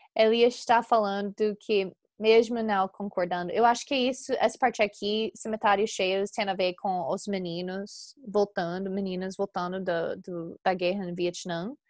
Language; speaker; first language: Portuguese; non-native, fluent; English